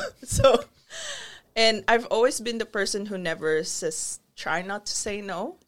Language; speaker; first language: English; non-native, local second language; Filipino